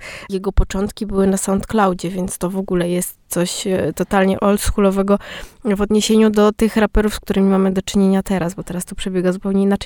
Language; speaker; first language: Polish; native; Polish